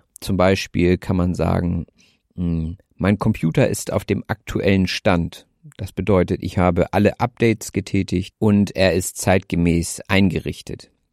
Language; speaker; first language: German; native; German